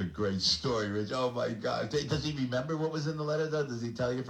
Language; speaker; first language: English; native; English